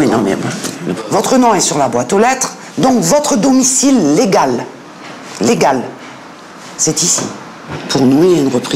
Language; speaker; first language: French; native; French